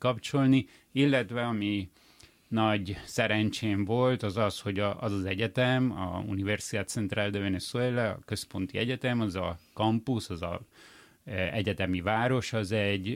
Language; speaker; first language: Hungarian; early bilingual, heritage; Hungarian